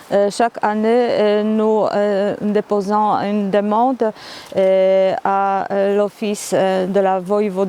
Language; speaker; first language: French; non-native, fluent; Polish